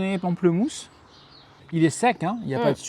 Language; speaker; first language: French; native; French